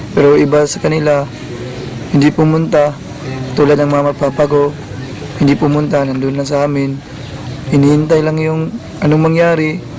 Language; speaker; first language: Filipino; non-native, local second language; Cebuano